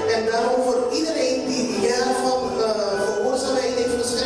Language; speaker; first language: Dutch; non-native, local second language; Papiamento